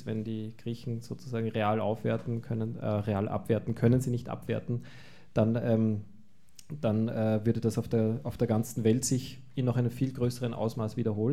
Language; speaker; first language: German; native; German